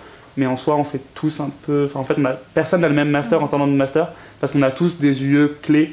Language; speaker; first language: French; native; French